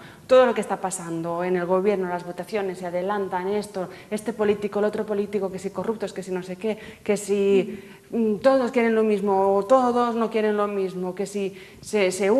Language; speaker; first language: Spanish; non-native, local second language; Catalan